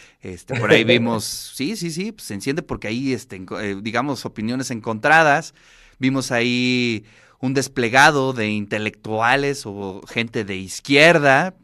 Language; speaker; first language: Spanish; native; Spanish